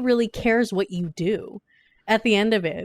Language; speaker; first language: English; native; English